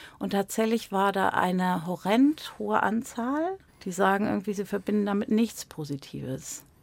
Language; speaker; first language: German; native; German